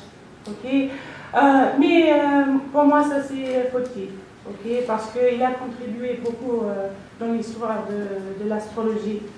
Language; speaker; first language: French; non-native, fluent; English